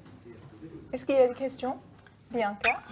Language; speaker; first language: French; non-native, fluent; Danish